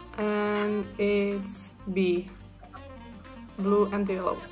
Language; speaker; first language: English; non-native, fluent; Czech